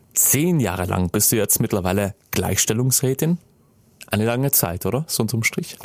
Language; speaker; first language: German; native; German